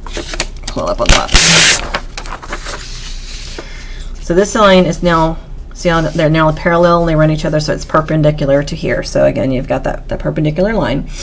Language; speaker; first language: English; native; English